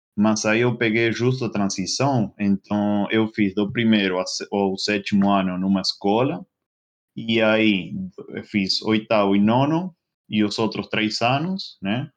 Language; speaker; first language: Portuguese; non-native, fluent; Spanish